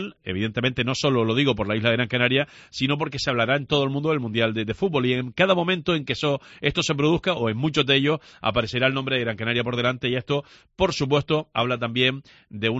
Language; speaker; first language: Spanish; native; Spanish